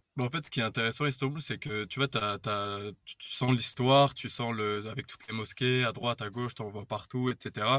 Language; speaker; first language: French; native; French